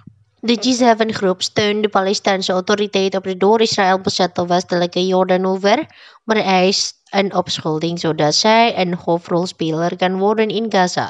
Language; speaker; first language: Dutch; non-native, fluent; Indonesian